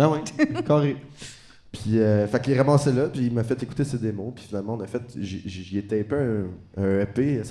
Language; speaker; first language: French; native; French